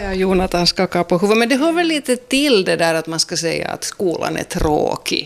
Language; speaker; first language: Swedish; native; Swedish